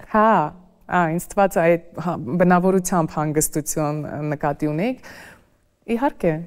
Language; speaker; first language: Armenian; native; Armenian